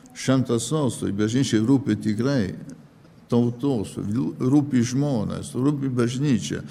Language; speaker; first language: Lithuanian; early bilingual, heritage; Lithuanian